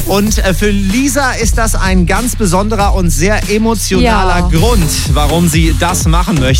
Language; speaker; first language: German; native; German